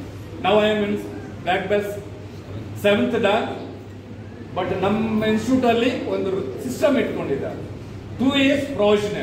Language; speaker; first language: Kannada; non-native, local second language; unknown